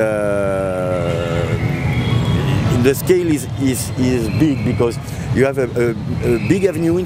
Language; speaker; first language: English; non-native, fluent; French